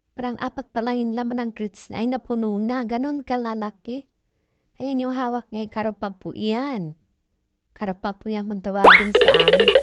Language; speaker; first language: Filipino; non-native, local second language; Cebuano